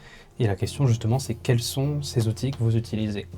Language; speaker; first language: French; native; French